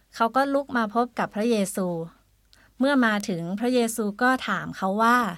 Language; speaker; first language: Thai; native; Thai